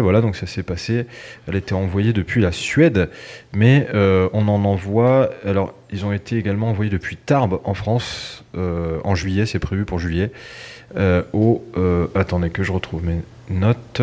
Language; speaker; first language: French; native; French